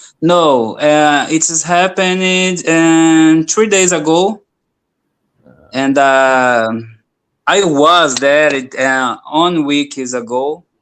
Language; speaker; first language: English; non-native, learner; Portuguese